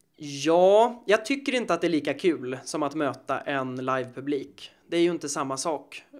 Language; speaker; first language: Swedish; native; Swedish